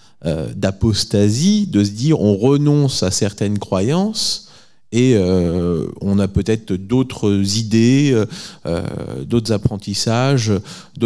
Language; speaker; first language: French; native; French